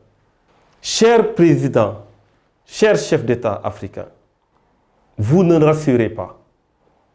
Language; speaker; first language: French; non-native, local second language; Wolof